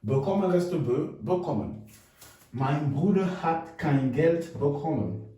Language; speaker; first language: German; non-native, fluent; French